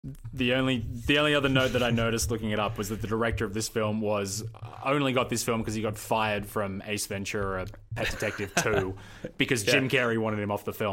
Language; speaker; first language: English; native; English